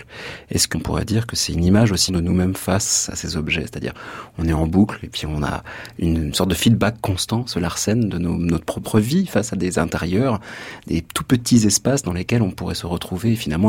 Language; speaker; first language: French; native; French